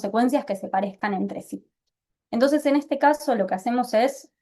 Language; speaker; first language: Spanish; native; Spanish